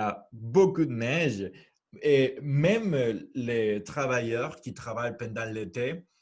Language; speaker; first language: French; non-native, fluent; Spanish